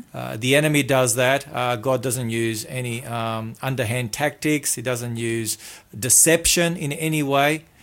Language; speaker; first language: English; native; English